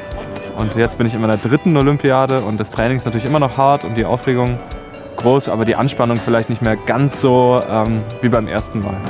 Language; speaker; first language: German; native; German